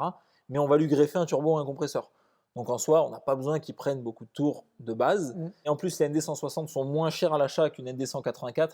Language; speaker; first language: French; native; French